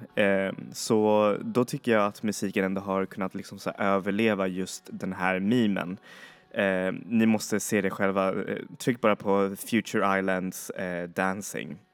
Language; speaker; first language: Swedish; native; Swedish